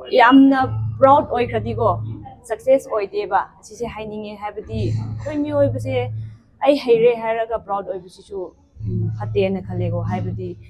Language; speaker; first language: Manipuri; non-native, local second language; Tangkhul Naga (India)